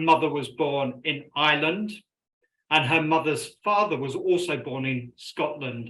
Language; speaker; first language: English; native; English